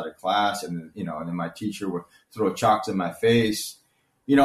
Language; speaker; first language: English; early bilingual, other home language; Chinese